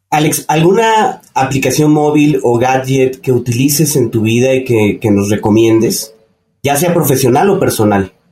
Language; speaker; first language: Spanish; native; Spanish